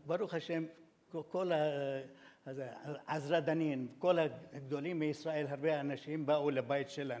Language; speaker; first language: Hebrew; non-native, fluent; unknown